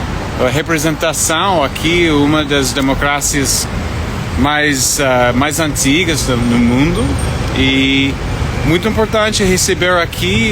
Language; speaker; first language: Portuguese; non-native, fluent; English